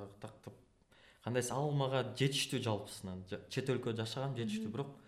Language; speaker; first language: Kyrgyz; native; Kyrgyz